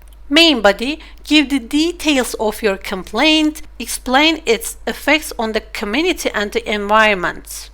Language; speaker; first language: English; non-native, fluent; Turkish